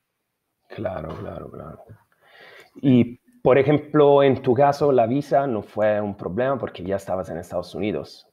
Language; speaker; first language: Spanish; non-native, fluent; Italian